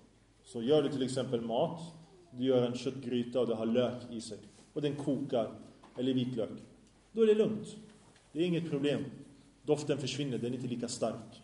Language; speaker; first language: Swedish; early bilingual, other home language; Arabic